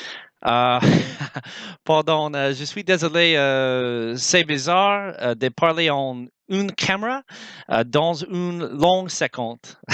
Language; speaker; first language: French; non-native, learner; English